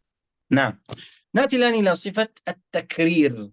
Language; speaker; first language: Arabic; native; Arabic